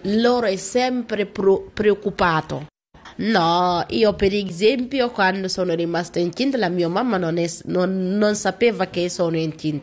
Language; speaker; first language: Italian; non-native, learner; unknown